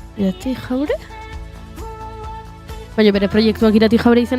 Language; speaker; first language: Basque; native; Basque